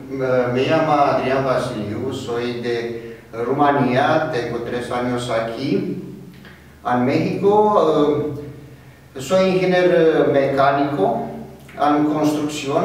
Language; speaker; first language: Spanish; non-native, fluent; Romanian